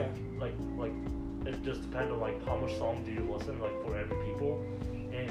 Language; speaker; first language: English; non-native, learner; Korean